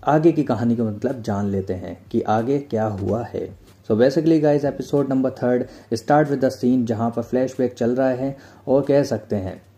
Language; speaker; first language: Hindi; native; Hindi